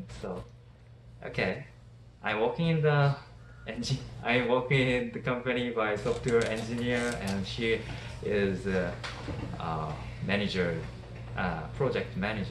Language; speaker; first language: English; non-native, learner; Korean